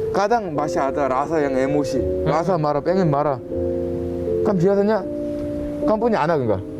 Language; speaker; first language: Indonesian; non-native, fluent; Korean